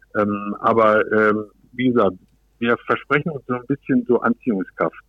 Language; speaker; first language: German; native; German